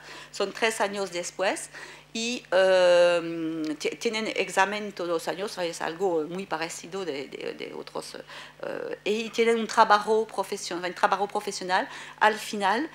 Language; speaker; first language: Spanish; non-native, fluent; French